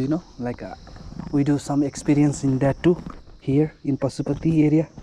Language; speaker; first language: English; non-native, fluent; Nepali